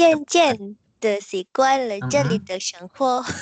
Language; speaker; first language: Chinese; non-native, learner; Indonesian